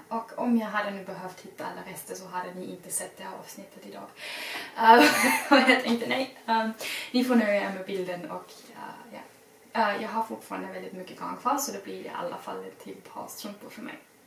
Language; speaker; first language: Swedish; non-native, fluent; German